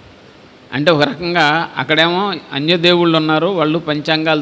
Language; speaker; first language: Telugu; native; Telugu